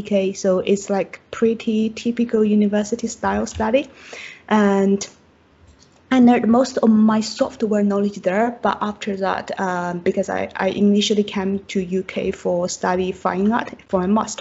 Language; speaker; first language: English; non-native, fluent; Chinese